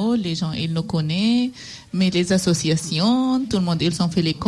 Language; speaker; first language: French; non-native, learner; Arabic